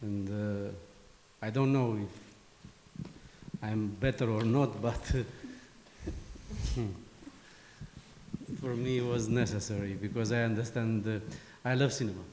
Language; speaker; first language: English; non-native, fluent; Romanian